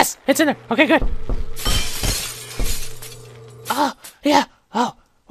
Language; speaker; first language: English; native; English